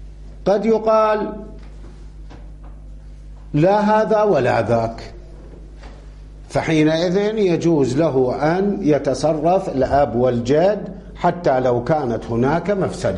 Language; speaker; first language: Arabic; native; Arabic